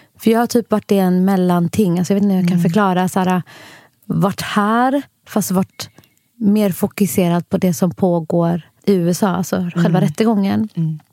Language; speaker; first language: Swedish; early bilingual, other home language; Somali